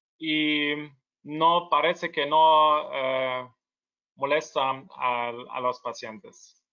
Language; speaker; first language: Spanish; non-native, learner; German